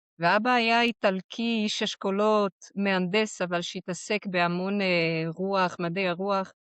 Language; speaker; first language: Hebrew; non-native, fluent; Portuguese